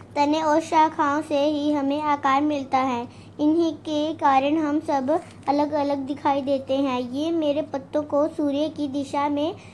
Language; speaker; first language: Hindi; non-native, local second language; Punjabi